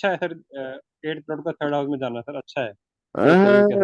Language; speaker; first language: Hindi; native; Hindi